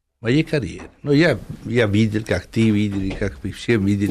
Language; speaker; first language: Russian; non-native, fluent; Italian